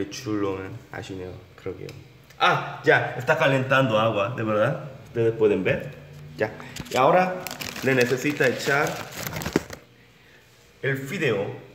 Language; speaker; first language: Spanish; non-native, learner; Korean